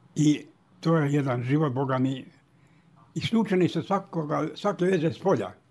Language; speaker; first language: Serbian; native; Serbian